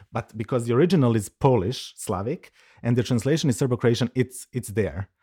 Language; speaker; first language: English; non-native, fluent; Serbian